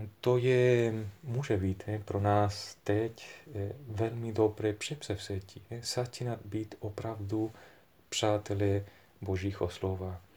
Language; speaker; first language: Czech; non-native, fluent; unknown